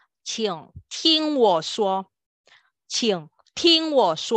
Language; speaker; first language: Chinese; non-native, fluent; Malay